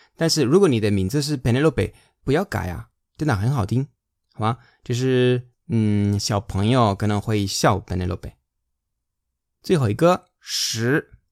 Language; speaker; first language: Chinese; non-native, fluent; Spanish